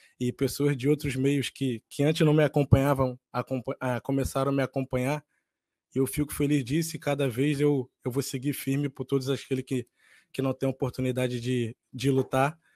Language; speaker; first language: Portuguese; native; Portuguese